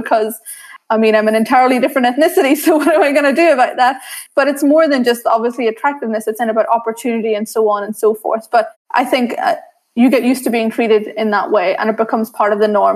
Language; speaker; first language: English; native; English